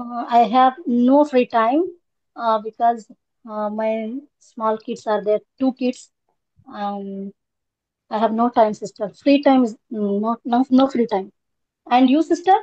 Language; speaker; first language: English; non-native, learner; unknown